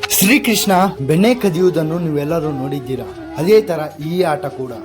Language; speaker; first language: Kannada; non-native, local second language; Lambadi